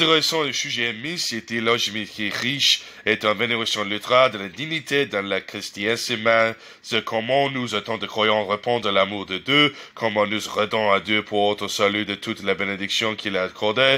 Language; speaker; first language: French; non-native, learner; English